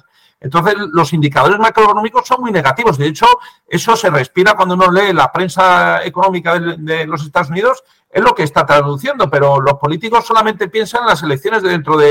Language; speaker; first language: Spanish; native; Spanish